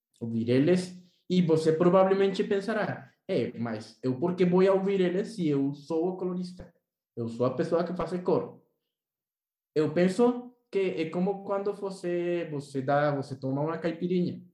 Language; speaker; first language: Portuguese; non-native, learner; Spanish